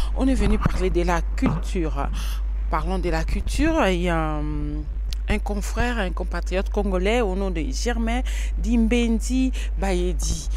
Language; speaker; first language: French; non-native, local second language; Lingala